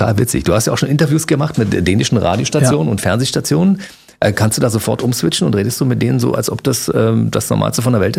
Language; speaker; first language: German; native; German